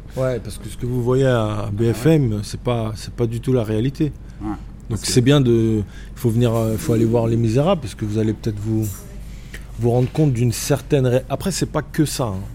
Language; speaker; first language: French; native; French